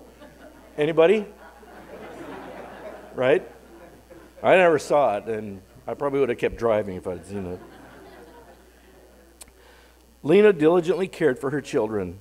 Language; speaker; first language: English; native; English